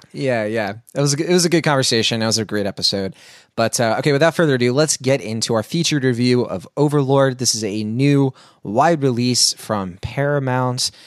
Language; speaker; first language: English; native; English